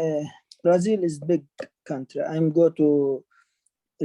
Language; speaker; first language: English; non-native, learner; Arabic